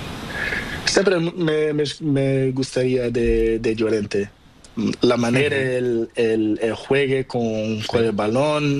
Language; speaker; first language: Spanish; non-native, learner; Portuguese